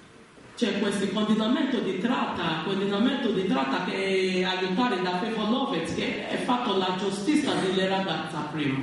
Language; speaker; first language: Italian; non-native, learner; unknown